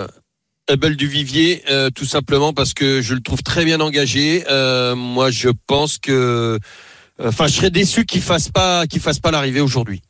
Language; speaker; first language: French; native; French